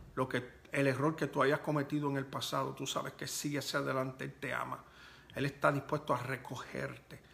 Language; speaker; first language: Spanish; early bilingual, heritage; Spanish